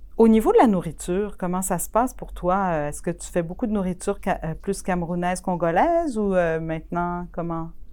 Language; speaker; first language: French; native; French